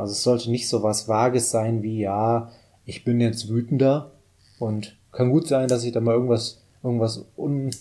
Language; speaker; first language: German; native; German